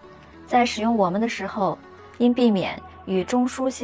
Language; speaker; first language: Chinese; native; Chinese